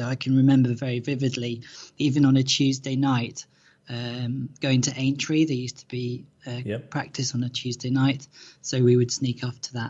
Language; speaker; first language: English; native; English